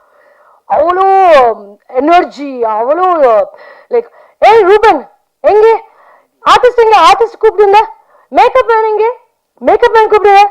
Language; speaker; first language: Tamil; non-native, learner; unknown